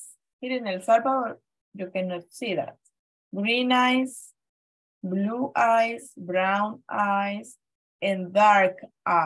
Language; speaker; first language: English; non-native, fluent; Spanish